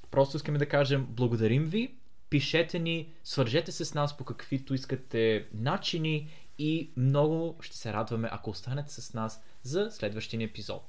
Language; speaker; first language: Bulgarian; early bilingual, heritage; Bulgarian